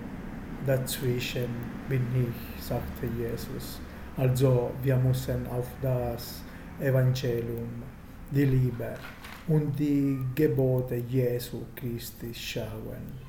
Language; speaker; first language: German; non-native, fluent; Italian